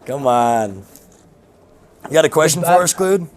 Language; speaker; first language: English; native; English